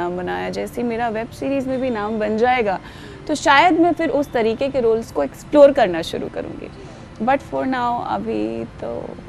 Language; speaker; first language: Hindi; native; Hindi